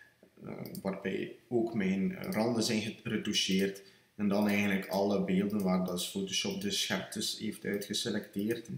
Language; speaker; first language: Dutch; native; Dutch